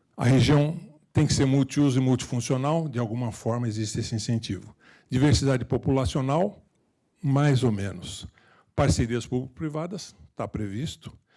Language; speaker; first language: Portuguese; native; Portuguese